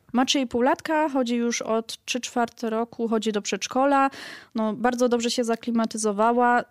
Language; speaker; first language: Polish; early bilingual, heritage; Polish